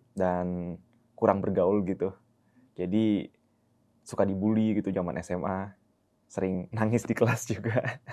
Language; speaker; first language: Indonesian; early bilingual, heritage; Indonesian